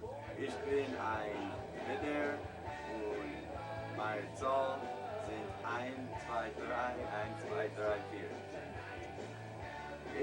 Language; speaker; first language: German; non-native, learner; English